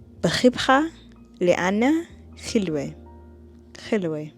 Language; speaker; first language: Arabic; non-native, learner; English